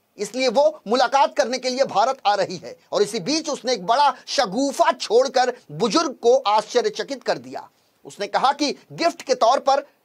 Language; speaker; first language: Hindi; native; Hindi